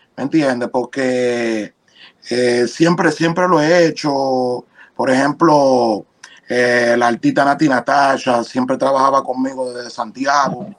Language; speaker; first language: Spanish; native; Spanish